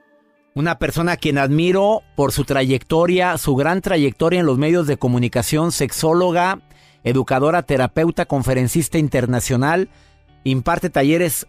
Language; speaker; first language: Spanish; native; Spanish